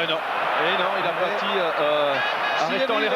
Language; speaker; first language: French; native; French